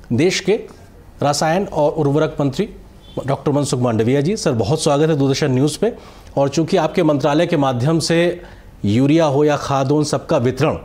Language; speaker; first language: Hindi; native; Hindi